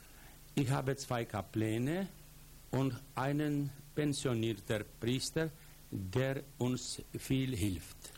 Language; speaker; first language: German; non-native, fluent; Polish